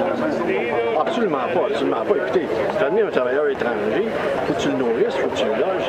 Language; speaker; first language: French; native; French